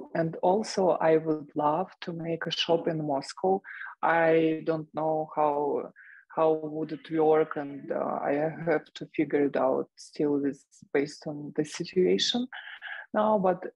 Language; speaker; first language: English; non-native, fluent; Russian